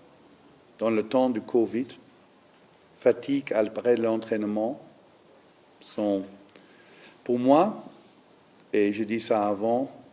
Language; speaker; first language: French; non-native, fluent; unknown